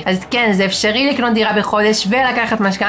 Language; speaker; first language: Hebrew; native; Hebrew